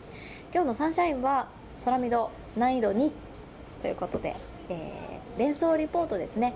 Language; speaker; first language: Japanese; native; Japanese